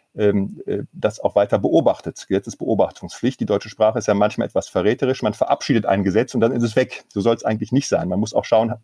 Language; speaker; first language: German; native; German